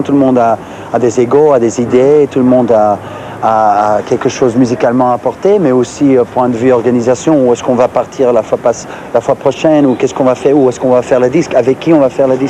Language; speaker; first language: French; non-native, local second language; Dutch